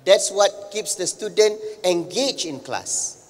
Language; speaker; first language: English; non-native, local second language; Malay